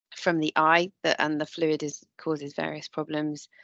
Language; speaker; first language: English; native; English